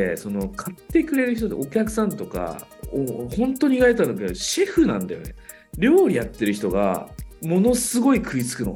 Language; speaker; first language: Japanese; native; Japanese